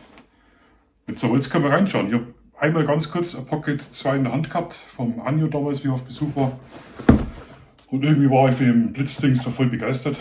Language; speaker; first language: German; native; German